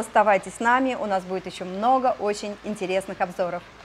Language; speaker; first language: Russian; native; Russian